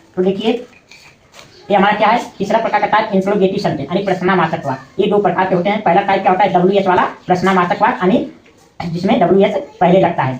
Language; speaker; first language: Hindi; native; Hindi